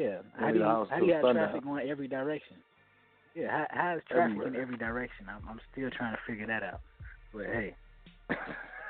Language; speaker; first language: English; native; English